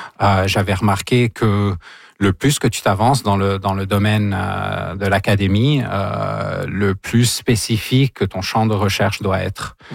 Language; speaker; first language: French; non-native, local second language; Arabic